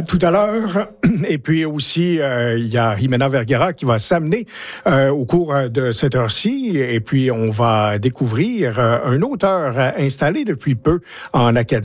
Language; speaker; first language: French; native; French